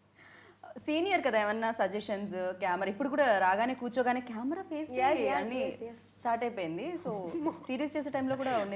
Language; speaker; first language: Telugu; native; Telugu